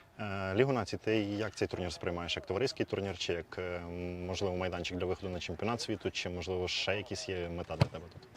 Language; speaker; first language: Ukrainian; native; Ukrainian